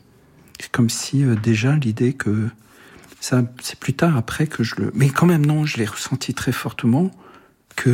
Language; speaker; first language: French; early bilingual, other home language; Arabic